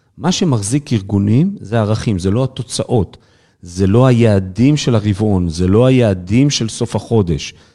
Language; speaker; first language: Hebrew; native; Hebrew